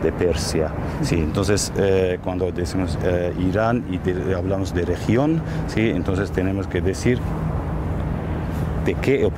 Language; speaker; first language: Spanish; non-native, learner; Armenian